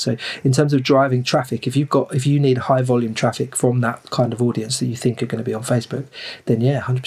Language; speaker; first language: English; native; English